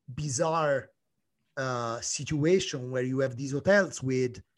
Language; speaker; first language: English; non-native, fluent; Italian